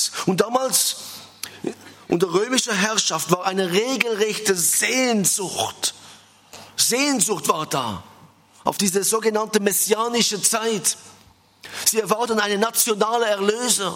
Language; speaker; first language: German; non-native, fluent; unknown